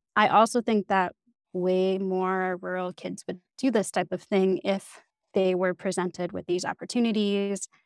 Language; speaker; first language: English; native; English